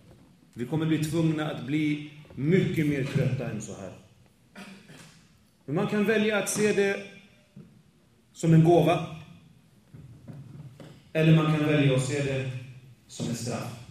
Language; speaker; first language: Swedish; native; Swedish